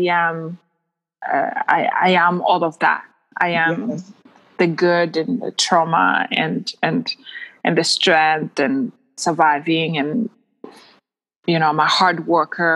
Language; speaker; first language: English; non-native, local second language; Kinyarwanda